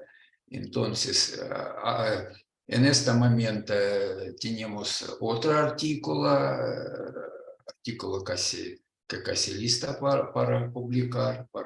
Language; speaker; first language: Spanish; non-native, learner; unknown